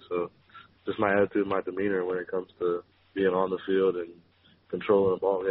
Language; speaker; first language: English; native; English